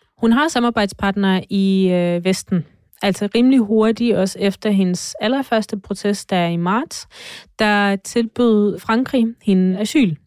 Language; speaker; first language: Danish; non-native, fluent; Russian